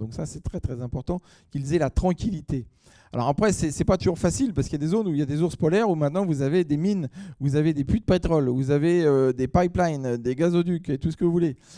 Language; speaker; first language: French; native; French